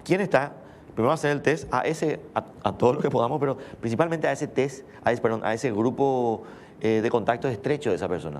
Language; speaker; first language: Spanish; native; Spanish